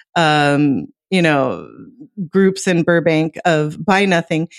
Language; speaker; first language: English; native; English